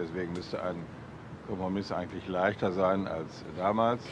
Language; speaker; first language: German; native; German